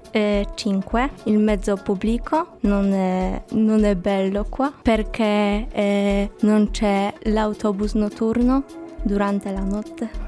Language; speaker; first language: Italian; non-native, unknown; Polish